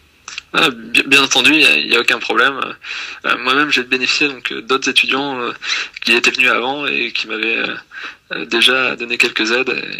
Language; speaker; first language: French; native; French